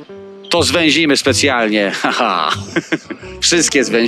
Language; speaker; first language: Polish; native; Polish